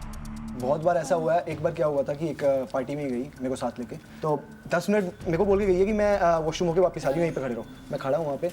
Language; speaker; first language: Hindi; native; Hindi